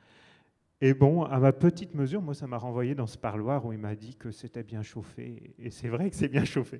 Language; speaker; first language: French; native; French